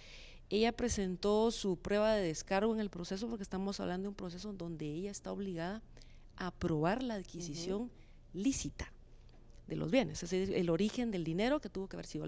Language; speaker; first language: Spanish; native; Spanish